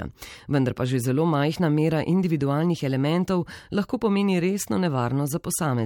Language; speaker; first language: Slovenian; native; Slovenian